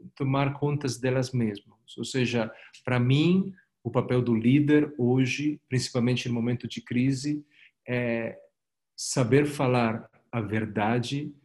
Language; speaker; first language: Portuguese; non-native, fluent; Italian